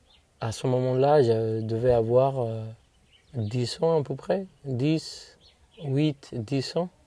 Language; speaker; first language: French; non-native, fluent; Spanish